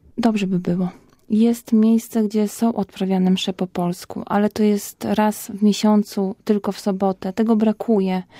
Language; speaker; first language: Polish; native; Polish